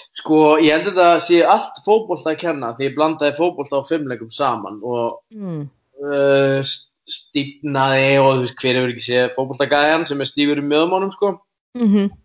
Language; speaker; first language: Icelandic; native; Icelandic